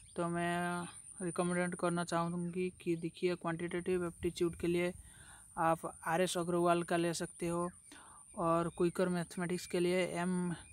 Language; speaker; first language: Hindi; non-native, local second language; Assamese